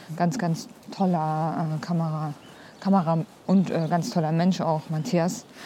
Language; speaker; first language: German; early bilingual, other home language; Kurdish